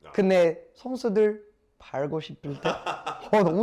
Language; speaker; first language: Korean; non-native, learner; English